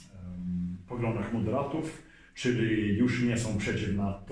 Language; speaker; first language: Polish; early bilingual, heritage; Swedish